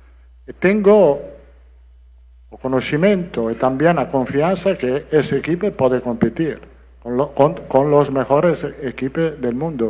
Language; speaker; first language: Portuguese; non-native, learner; Italian